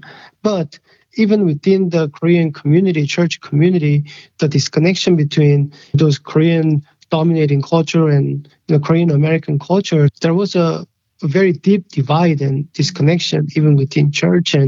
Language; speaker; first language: English; early bilingual, other home language; Korean